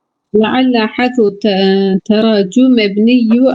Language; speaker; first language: Arabic; non-native, learner; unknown